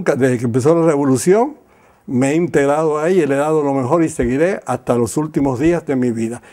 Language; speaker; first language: Spanish; native; Spanish